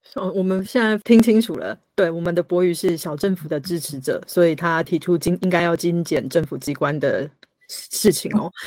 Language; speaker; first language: Chinese; native; Chinese